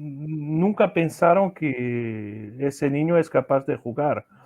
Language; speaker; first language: Spanish; non-native, learner; Portuguese